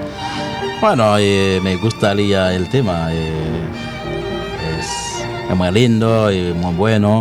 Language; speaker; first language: Spanish; non-native, learner; Haitian Creole